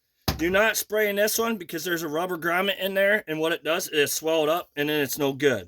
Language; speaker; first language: English; native; English